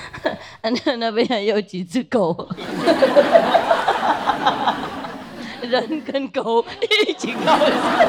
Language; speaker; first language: Chinese; non-native, fluent; Vietnamese